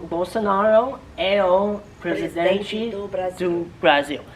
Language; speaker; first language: Portuguese; non-native, learner; English